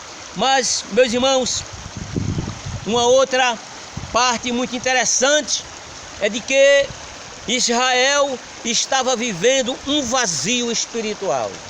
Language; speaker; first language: Portuguese; native; Portuguese